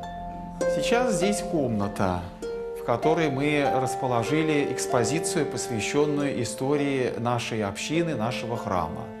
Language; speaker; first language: Russian; native; Russian